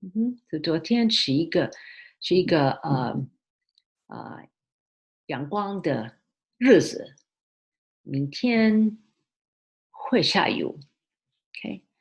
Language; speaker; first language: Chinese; early bilingual, heritage; Chinese